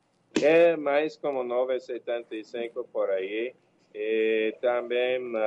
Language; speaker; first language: Portuguese; non-native, learner; English